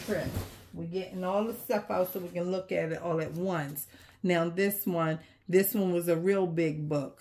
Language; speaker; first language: English; native; English